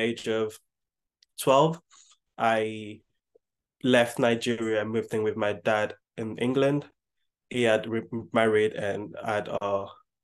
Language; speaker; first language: English; non-native, local second language; Yoruba